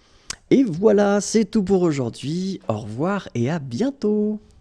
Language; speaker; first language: French; native; French